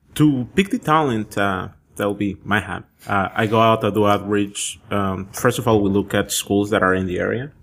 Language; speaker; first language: English; early bilingual, other home language; Spanish